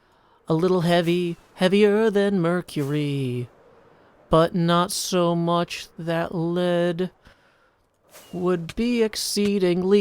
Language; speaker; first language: English; native; English